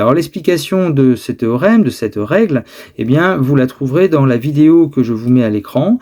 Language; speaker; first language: French; native; French